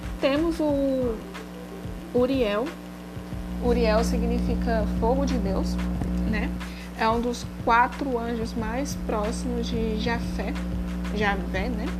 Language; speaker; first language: Portuguese; native; Portuguese